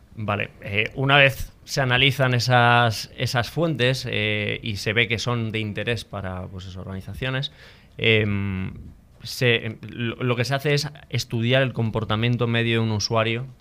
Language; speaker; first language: Spanish; native; Spanish